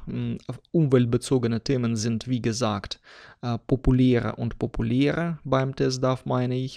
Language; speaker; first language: German; non-native, fluent; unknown